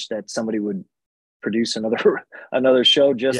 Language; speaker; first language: English; native; English